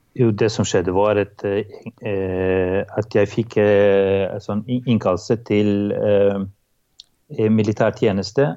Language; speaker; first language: Norwegian; non-native, fluent; Albanian